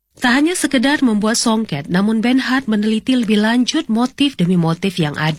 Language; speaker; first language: Indonesian; native; Indonesian